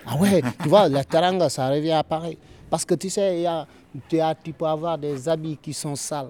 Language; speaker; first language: French; non-native, local second language; Fula